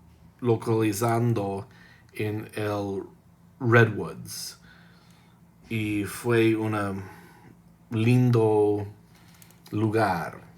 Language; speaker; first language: Spanish; non-native, learner; English